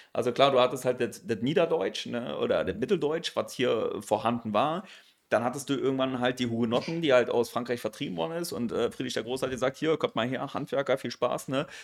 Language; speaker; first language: German; native; German